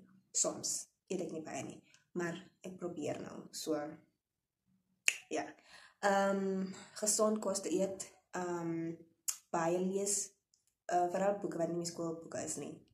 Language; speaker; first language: Afrikaans; non-native, local second language; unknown